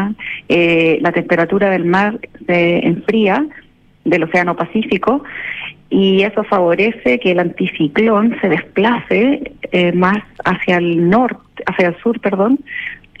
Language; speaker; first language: Spanish; native; Spanish